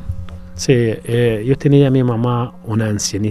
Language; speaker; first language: Spanish; non-native, fluent; Arabic